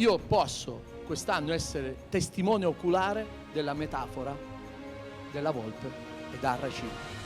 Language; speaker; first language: Italian; native; Italian